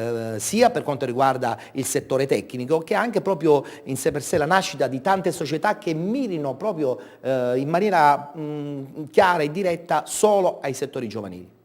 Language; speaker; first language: Italian; native; Italian